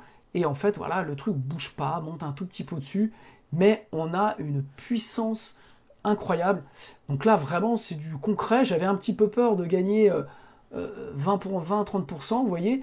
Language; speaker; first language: French; native; French